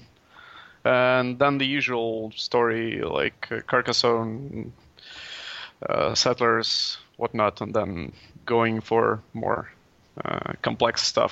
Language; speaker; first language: English; non-native, fluent; Latvian